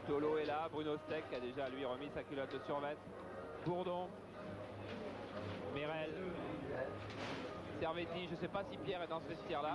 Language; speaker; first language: French; native; French